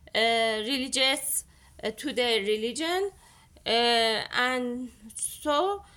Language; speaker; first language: English; non-native, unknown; Persian